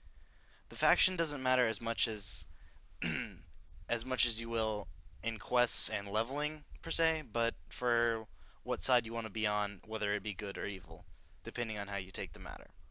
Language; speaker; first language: English; native; English